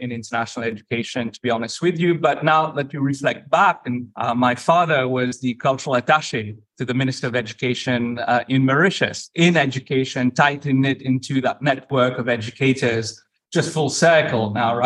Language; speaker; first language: English; non-native, fluent; Morisyen